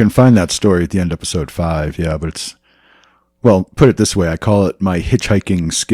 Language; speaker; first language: English; native; English